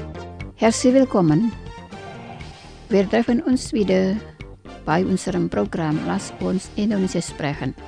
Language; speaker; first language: German; non-native, fluent; Indonesian